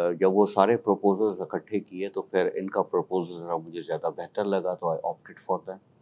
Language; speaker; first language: Urdu; native; Urdu